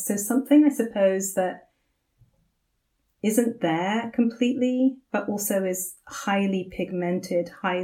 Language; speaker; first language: English; native; English